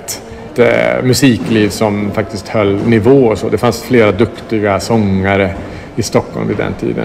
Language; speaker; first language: Swedish; native; Swedish